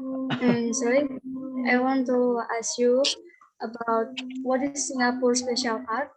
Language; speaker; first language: English; non-native, learner; Indonesian